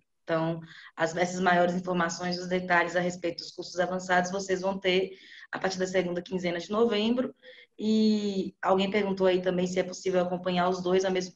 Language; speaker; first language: Portuguese; native; Portuguese